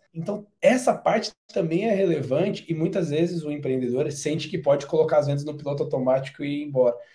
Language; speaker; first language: Portuguese; native; Portuguese